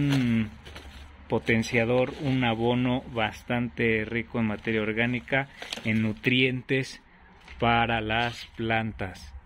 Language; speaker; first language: Spanish; native; Spanish